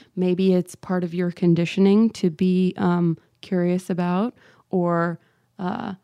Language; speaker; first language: English; native; English